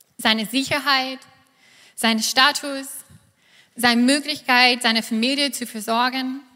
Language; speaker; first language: German; non-native, fluent; English